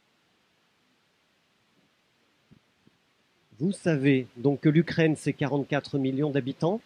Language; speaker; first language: French; native; French